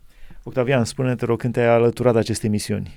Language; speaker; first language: Romanian; native; Romanian